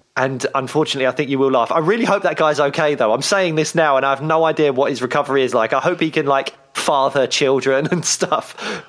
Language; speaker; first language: English; native; English